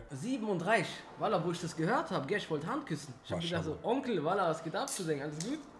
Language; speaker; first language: German; early bilingual, other home language; Albanian